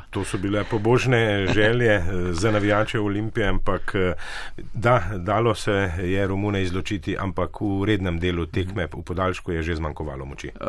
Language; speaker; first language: Slovenian; native; Slovenian